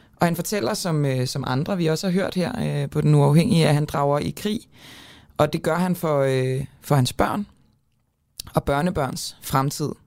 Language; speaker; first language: Danish; native; Danish